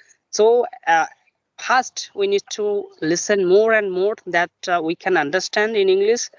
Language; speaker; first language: English; non-native, local second language; Bangla